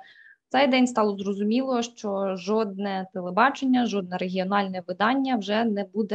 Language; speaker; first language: Ukrainian; native; Ukrainian